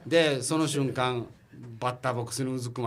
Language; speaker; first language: Japanese; native; Japanese